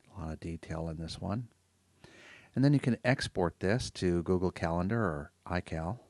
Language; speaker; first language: English; native; English